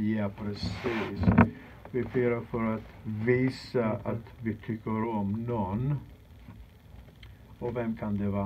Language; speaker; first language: Swedish; non-native, fluent; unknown